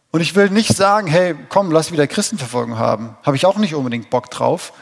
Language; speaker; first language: German; native; German